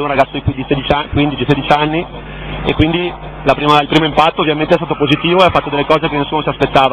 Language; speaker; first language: Italian; native; Italian